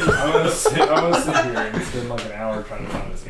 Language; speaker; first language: English; native; English